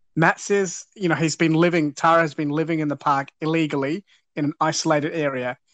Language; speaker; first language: English; native; English